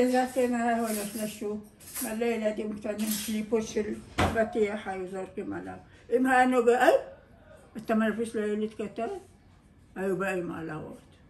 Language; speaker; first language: Hebrew; non-native, learner; Aramaic